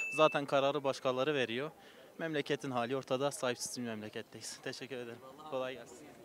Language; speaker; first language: Turkish; non-native, local second language; Kurdish